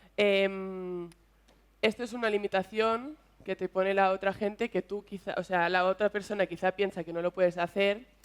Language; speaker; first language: Spanish; native; Spanish